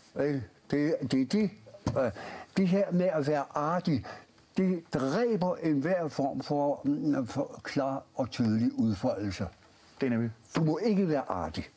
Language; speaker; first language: Danish; early bilingual, other home language; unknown